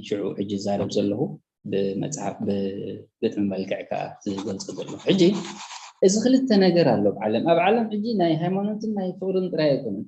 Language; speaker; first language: Tigrinya; native; Tigrinya